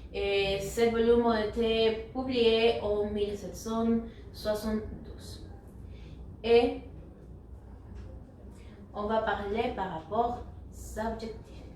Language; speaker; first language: French; non-native, learner; Spanish